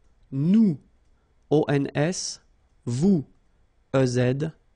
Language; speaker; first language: French; native; French